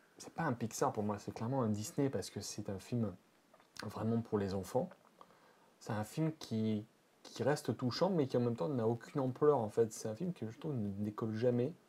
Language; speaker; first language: French; native; French